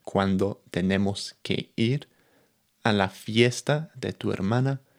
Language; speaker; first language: Spanish; non-native, fluent; English